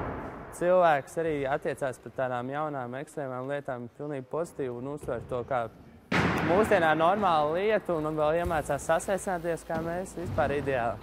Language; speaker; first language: Latvian; native; Latvian